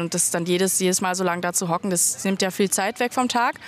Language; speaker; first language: German; native; German